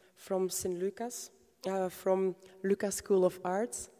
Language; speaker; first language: English; non-native, fluent; Dutch